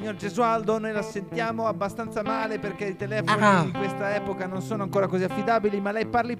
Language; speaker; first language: Italian; native; Italian